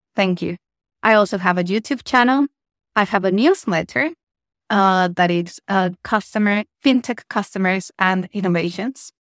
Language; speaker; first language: English; non-native, fluent; Spanish